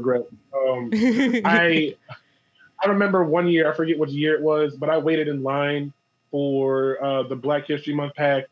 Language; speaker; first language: English; native; English